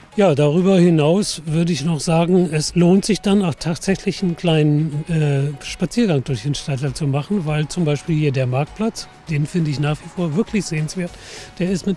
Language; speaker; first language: German; native; German